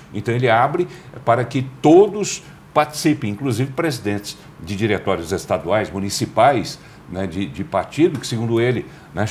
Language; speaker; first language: Portuguese; native; Portuguese